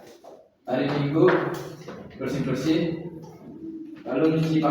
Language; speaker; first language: Indonesian; native; Indonesian